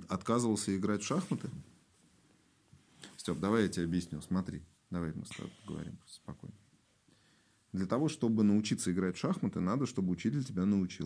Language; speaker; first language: Russian; native; Russian